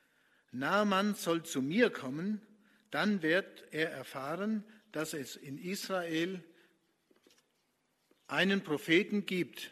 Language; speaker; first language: German; native; German